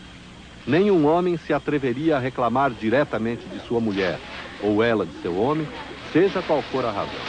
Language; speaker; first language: Portuguese; native; Portuguese